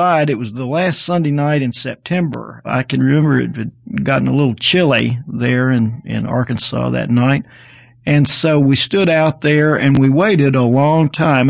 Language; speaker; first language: English; native; English